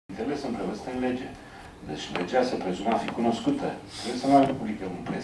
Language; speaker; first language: Romanian; native; Romanian